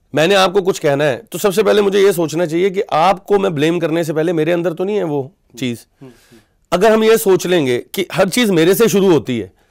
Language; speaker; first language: Hindi; non-native, local second language; Punjabi